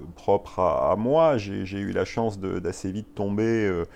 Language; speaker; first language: French; native; French